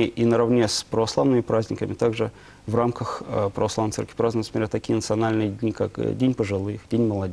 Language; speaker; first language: Russian; native; Russian